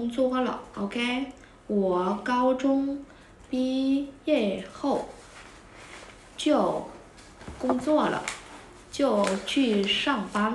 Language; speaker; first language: Chinese; non-native, fluent; Vietnamese